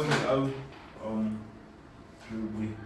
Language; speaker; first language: French; non-native, learner; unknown